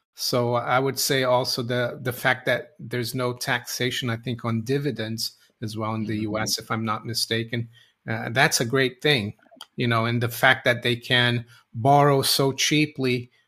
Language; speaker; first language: English; non-native, fluent; Portuguese